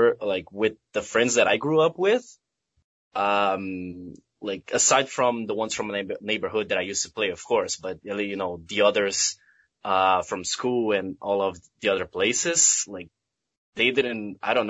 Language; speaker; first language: English; non-native, fluent; Portuguese